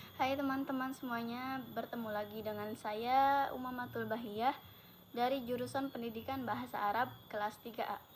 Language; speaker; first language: Indonesian; non-native, local second language; Javanese